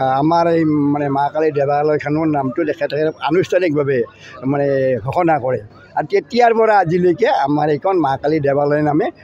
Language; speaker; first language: Assamese; native; Assamese